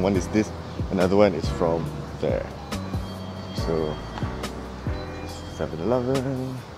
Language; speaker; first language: English; non-native, local second language; Malay